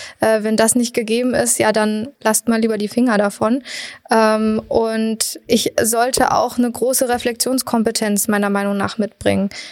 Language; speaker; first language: German; native; German